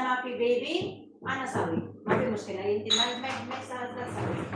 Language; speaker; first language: Arabic; non-native, learner; Indonesian